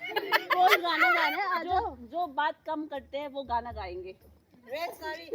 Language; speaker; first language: Hindi; non-native, local second language; Rongmei Naga